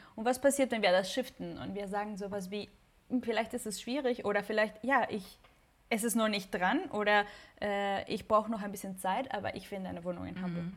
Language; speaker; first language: German; non-native, fluent; Spanish